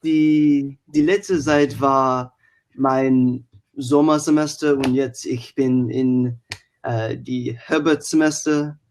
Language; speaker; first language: German; non-native, learner; English